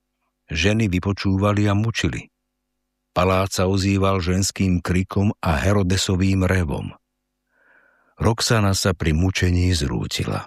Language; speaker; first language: Slovak; native; Slovak